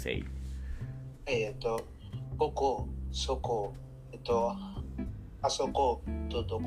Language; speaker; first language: Japanese; non-native, learner; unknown